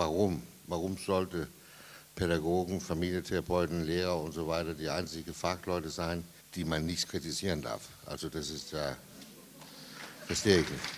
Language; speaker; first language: German; non-native, fluent; Danish